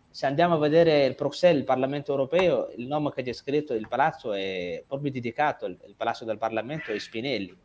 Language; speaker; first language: Italian; non-native, fluent; Somali